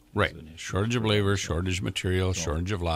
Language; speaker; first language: English; native; English